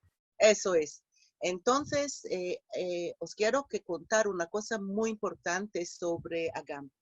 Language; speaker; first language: Spanish; non-native, fluent; Hebrew